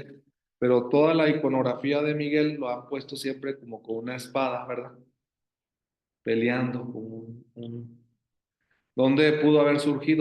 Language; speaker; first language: Spanish; native; Spanish